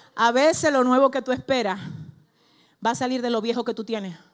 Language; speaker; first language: Spanish; native; Spanish